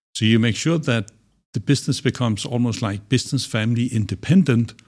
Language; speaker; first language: English; non-native, fluent; Danish